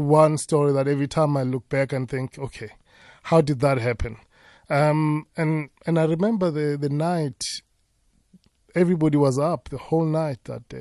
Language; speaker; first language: English; non-native, local second language; Zulu